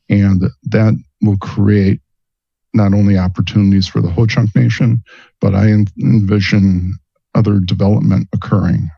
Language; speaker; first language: English; native; English